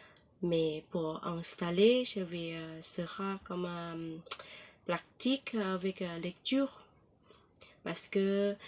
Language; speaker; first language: French; non-native, learner; Thai